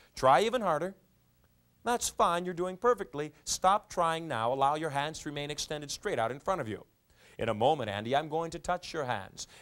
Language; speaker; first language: English; native; English